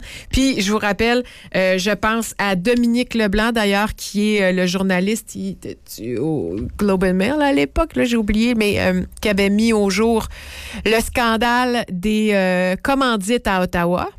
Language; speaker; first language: French; native; French